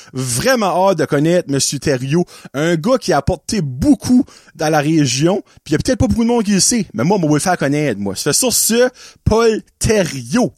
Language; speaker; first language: French; native; French